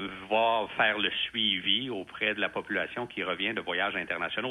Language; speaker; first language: French; native; French